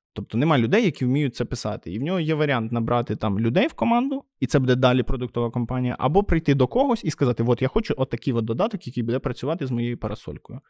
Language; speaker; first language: Ukrainian; native; Ukrainian